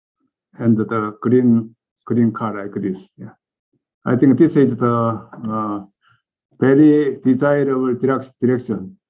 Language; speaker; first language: English; non-native, learner; Korean